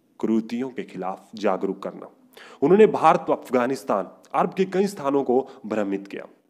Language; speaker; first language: Hindi; non-native, local second language; Punjabi